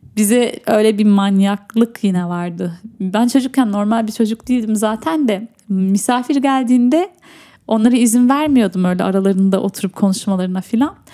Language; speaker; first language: Turkish; native; Turkish